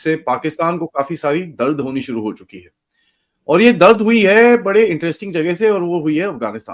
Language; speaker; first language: Hindi; native; Hindi